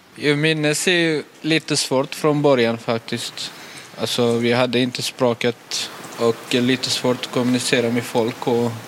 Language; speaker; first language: Swedish; non-native, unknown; Tigrinya